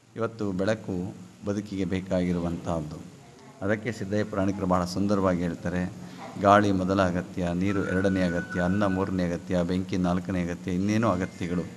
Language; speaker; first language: Kannada; native; Kannada